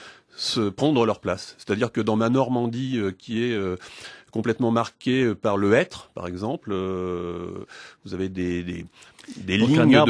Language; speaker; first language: French; native; French